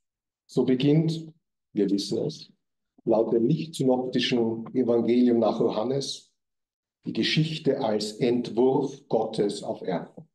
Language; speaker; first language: German; native; German